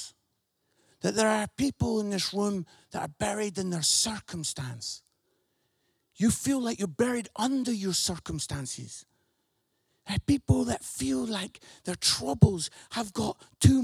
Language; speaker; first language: English; native; English